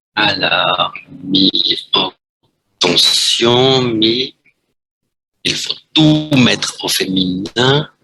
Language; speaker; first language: French; non-native, fluent; Vietnamese